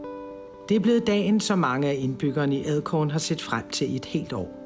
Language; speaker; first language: Danish; native; Danish